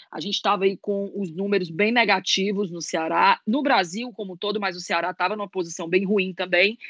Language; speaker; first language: Portuguese; native; Portuguese